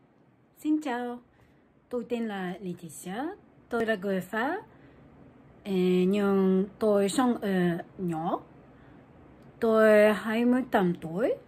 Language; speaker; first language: Vietnamese; non-native, learner; French